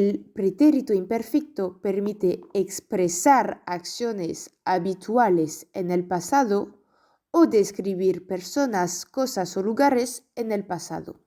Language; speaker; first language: Spanish; non-native, fluent; French